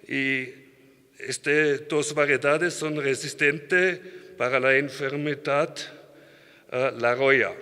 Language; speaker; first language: Spanish; non-native, learner; German